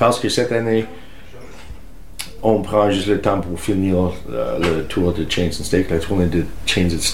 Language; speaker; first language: French; non-native, learner; English